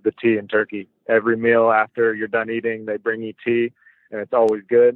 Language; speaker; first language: English; native; English